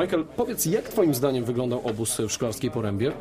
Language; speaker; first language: Polish; native; Polish